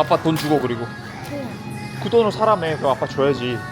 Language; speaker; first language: Korean; native; Korean